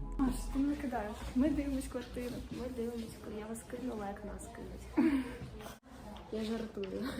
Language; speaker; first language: Ukrainian; native; Ukrainian